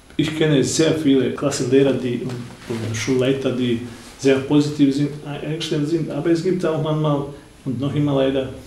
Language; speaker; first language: German; non-native, fluent; Bosnian